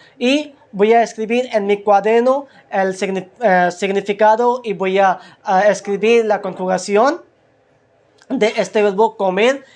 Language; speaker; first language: Spanish; non-native, learner; Hindi